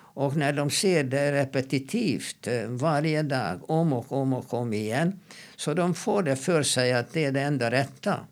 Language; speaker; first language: Swedish; non-native, fluent; Hungarian